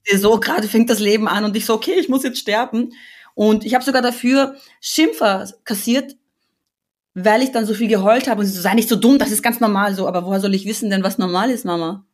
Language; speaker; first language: German; early bilingual, other home language; Albanian